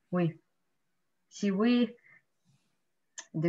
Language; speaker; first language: French; non-native, learner; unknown